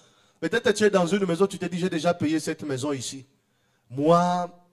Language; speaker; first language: French; non-native, local second language; Swahili